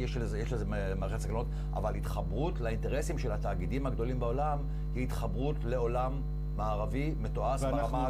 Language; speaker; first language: Hebrew; native; Hebrew